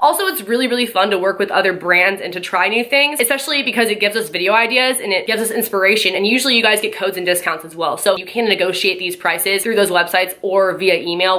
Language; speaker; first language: English; native; English